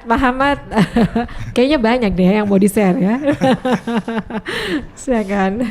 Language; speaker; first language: Indonesian; native; Indonesian